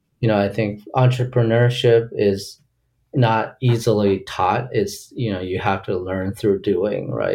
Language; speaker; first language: English; early bilingual, other home language; Chinese